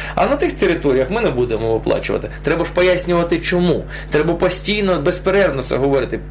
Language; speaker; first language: Ukrainian; non-native, local second language; Russian